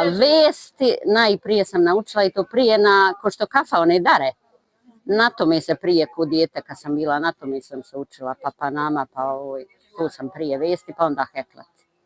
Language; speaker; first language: Bosnian; native; Bosnian